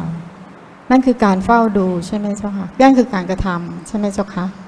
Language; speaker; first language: Thai; native; Thai